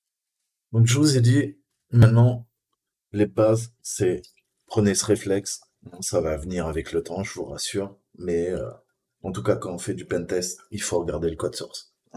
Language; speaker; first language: French; native; French